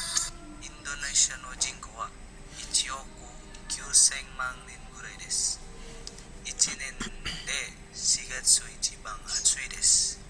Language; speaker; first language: Japanese; non-native, learner; Indonesian